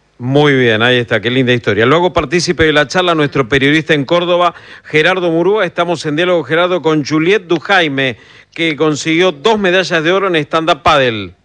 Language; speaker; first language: Spanish; native; Spanish